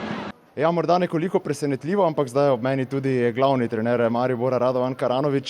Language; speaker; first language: Slovenian; native; Slovenian